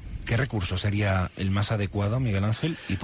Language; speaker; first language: Spanish; native; Spanish